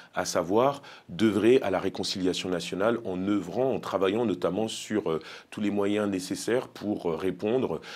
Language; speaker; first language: French; native; French